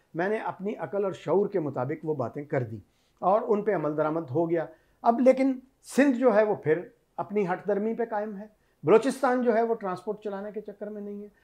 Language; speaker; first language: Urdu; non-native, local second language; Punjabi